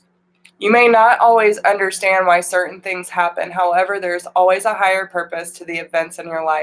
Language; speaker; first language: English; native; English